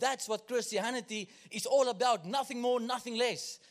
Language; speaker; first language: English; non-native, local second language; Afrikaans